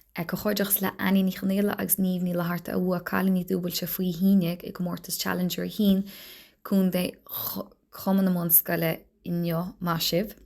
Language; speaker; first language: Irish; native; Irish